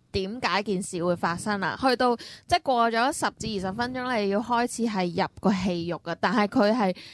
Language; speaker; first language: Cantonese; native; Cantonese